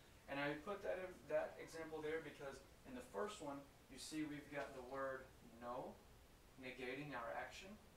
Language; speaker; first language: English; native; English